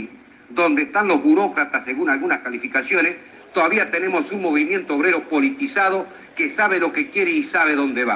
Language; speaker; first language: Spanish; native; Spanish